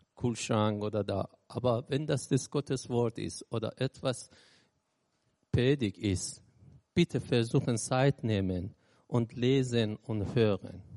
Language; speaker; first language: German; non-native, learner; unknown